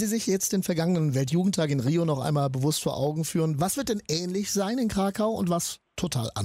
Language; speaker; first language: German; native; German